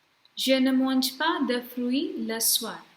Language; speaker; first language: French; non-native, fluent; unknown